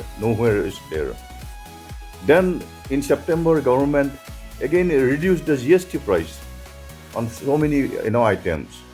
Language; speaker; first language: English; non-native, local second language; Assamese